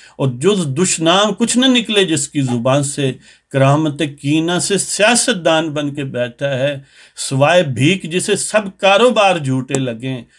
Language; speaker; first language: Urdu; native; Urdu